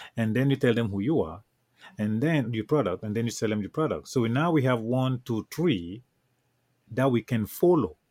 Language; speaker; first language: English; non-native, local second language; French